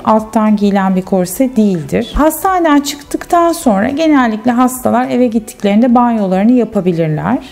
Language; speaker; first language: Turkish; native; Turkish